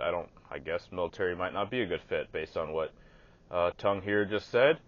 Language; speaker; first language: English; native; English